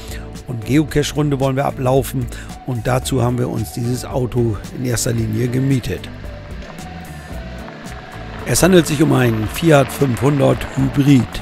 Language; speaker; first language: German; native; German